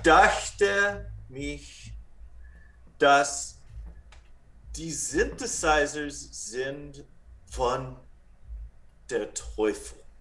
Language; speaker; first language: German; non-native, learner; English